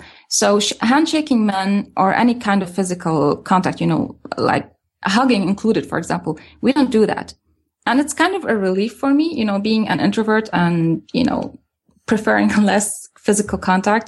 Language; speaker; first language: English; non-native, fluent; Arabic